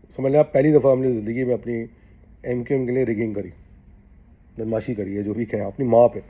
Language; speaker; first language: Urdu; native; Urdu